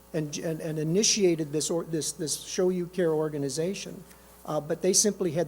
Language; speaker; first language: English; native; English